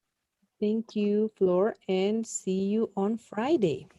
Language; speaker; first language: English; non-native, fluent; Spanish